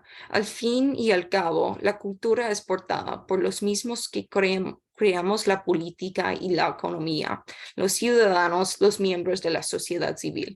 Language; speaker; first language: Spanish; non-native, learner; English